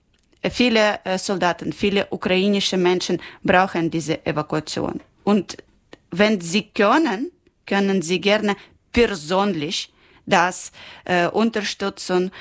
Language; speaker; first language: German; non-native, learner; Ukrainian